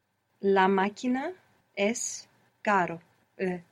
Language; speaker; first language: Spanish; non-native, learner; English